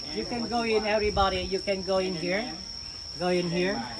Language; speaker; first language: English; non-native, fluent; Vietnamese